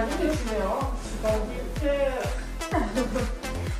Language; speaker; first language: French; native; French